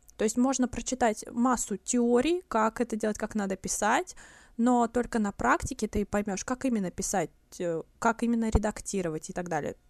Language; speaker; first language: Russian; native; Russian